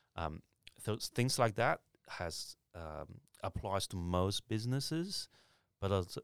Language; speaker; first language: English; early bilingual, other home language; Chinese